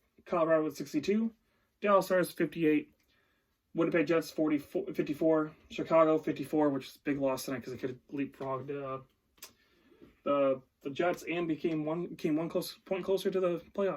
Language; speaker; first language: English; native; English